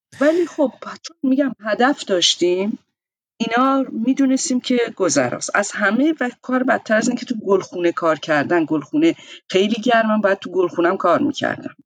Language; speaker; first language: Persian; native; Persian